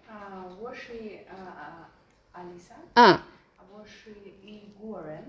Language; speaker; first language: Chinese; non-native, learner; English